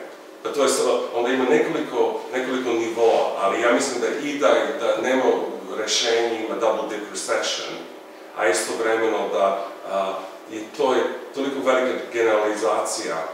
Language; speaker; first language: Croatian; non-native, fluent; English